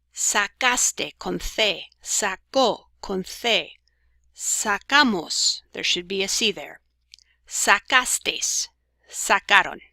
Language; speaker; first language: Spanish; non-native, fluent; English